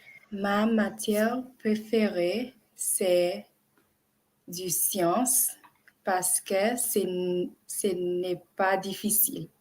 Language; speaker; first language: French; non-native, learner; English